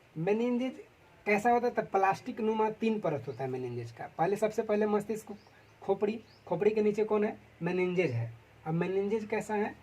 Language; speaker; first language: Hindi; native; Hindi